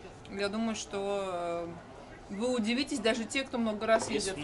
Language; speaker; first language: Russian; native; Russian